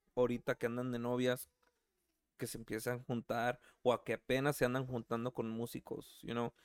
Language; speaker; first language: Spanish; native; Spanish